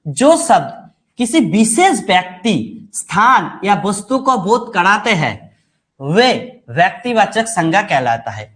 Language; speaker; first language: Hindi; non-native, local second language; Bangla